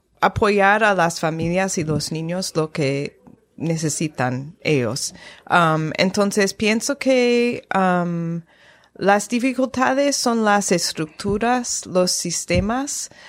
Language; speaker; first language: Spanish; non-native, fluent; English